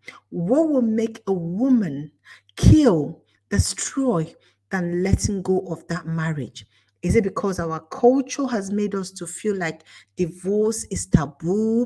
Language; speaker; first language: English; non-native, local second language; Igbo